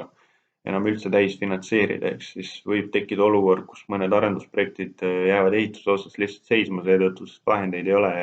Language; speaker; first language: Estonian; native; Estonian